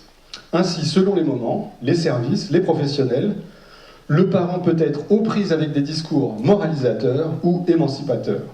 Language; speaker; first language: French; native; French